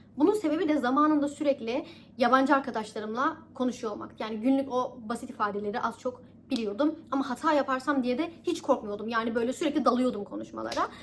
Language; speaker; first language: Turkish; native; Turkish